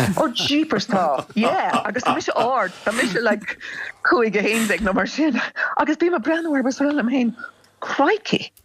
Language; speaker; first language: Irish; non-native, local second language; English